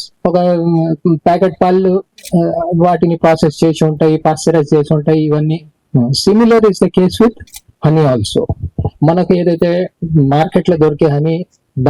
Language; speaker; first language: Telugu; native; Telugu